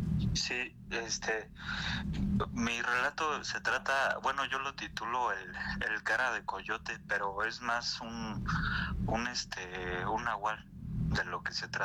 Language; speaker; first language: Spanish; native; Spanish